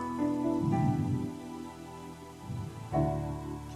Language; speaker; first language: English; non-native, local second language; Nyanja